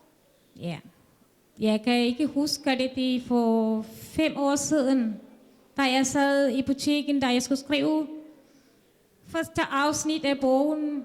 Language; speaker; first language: Danish; non-native, fluent; Tamil